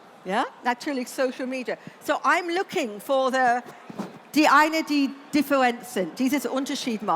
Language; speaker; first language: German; non-native, learner; English